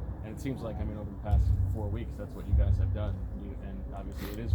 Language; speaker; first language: English; native; English